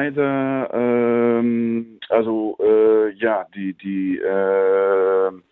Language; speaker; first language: German; non-native, fluent; Latvian